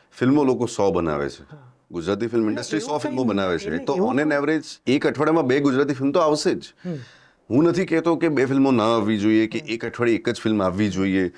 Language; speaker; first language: Gujarati; non-native, local second language; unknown